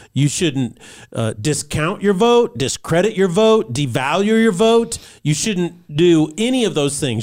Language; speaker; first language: English; native; English